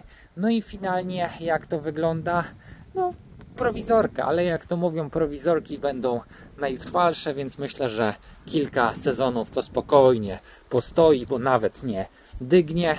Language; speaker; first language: Polish; native; Polish